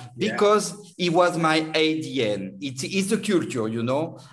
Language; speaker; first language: English; non-native, learner; French